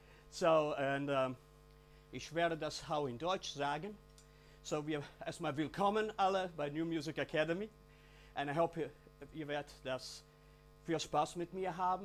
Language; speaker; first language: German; non-native, learner; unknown